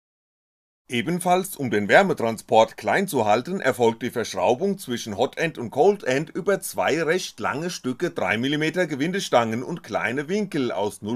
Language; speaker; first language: German; native; German